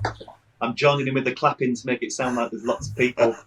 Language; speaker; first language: English; native; English